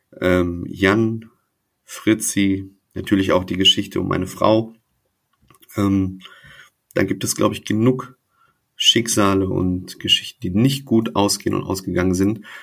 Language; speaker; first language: German; native; German